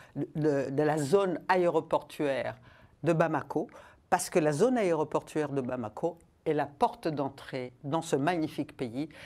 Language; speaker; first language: French; non-native, local second language; Rundi